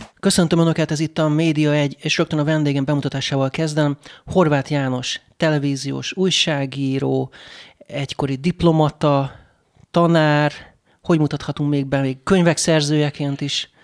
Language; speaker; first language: Hungarian; native; Hungarian